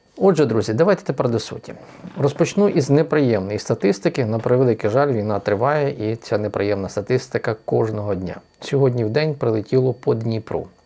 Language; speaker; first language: Ukrainian; native; Ukrainian